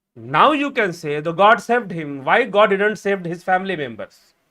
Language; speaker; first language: English; non-native, local second language; Hindi